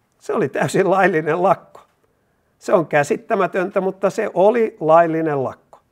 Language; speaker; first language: Finnish; native; Finnish